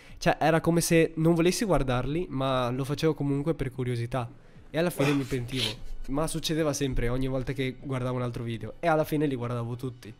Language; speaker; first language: Italian; early bilingual, heritage; Italian